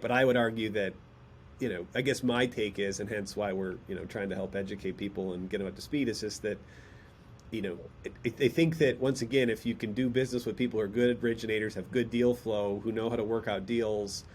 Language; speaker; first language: English; native; English